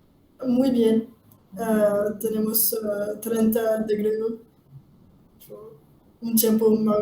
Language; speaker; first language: Spanish; non-native, learner; French